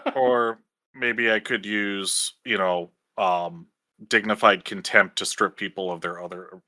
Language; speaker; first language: English; native; English